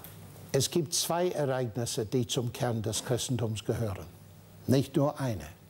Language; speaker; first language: German; non-native, fluent; English